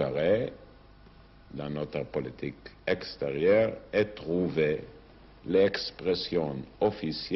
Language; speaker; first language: French; non-native, fluent; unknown